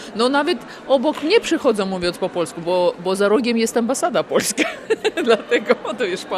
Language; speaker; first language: Polish; early bilingual, heritage; Latvian